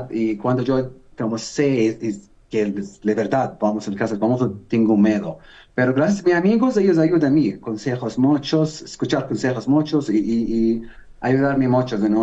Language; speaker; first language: Spanish; non-native, learner; Arabic